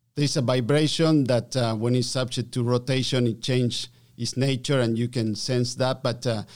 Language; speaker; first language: English; non-native, fluent; Spanish